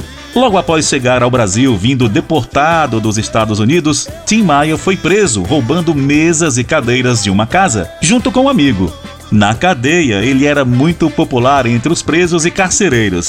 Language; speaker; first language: Portuguese; native; Portuguese